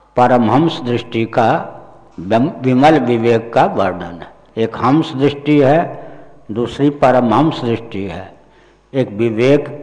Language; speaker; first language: Hindi; non-native, local second language; Maithili